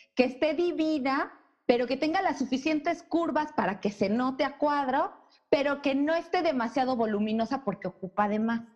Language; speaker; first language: Spanish; native; Spanish